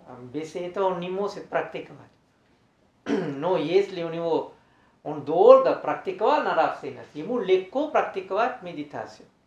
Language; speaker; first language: Russian; non-native, learner; Sinhala